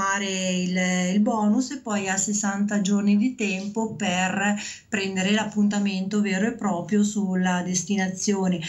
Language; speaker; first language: Italian; native; Italian